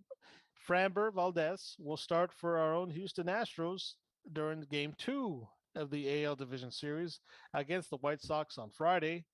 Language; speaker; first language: English; native; English